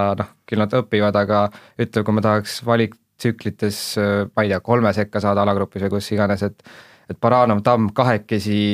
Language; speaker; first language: Estonian; native; Estonian